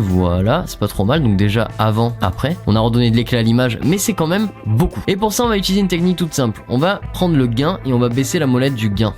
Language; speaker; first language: French; native; French